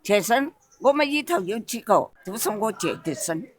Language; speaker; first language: Chinese; native; Chinese